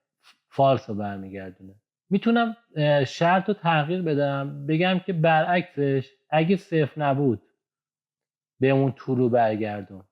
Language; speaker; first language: Persian; native; Persian